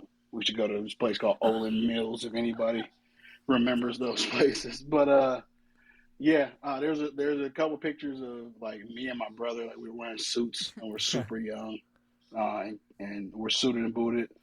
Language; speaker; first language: English; native; English